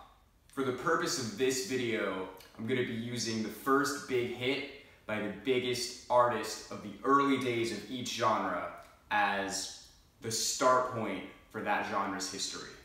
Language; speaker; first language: English; native; English